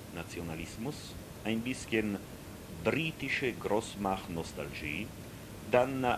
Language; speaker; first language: German; non-native, local second language; Italian